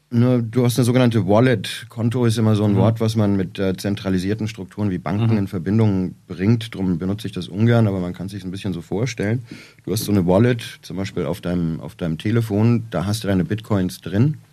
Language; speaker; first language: German; native; German